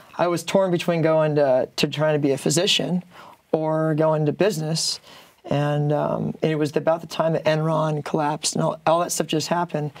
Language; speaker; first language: English; native; English